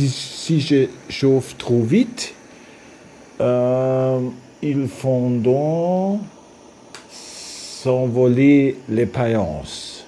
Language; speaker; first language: French; non-native, learner; German